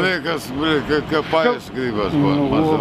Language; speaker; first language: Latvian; non-native, local second language; Russian